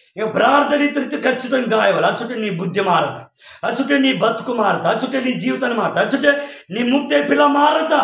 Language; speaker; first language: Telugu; non-native, local second language; Koya